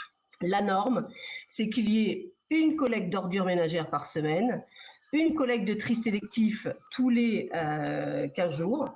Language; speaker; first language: French; native; French